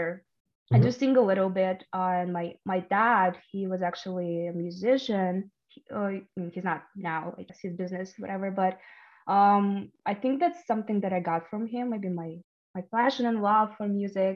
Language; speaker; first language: English; non-native, fluent; Russian